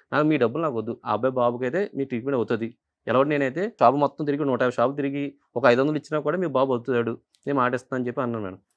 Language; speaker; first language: Telugu; non-native, local second language; Urdu